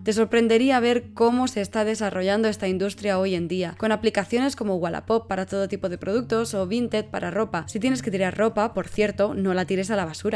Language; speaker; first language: Spanish; native; Spanish